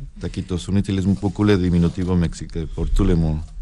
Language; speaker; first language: French; non-native, learner; Spanish